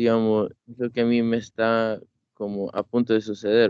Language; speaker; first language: Spanish; native; Spanish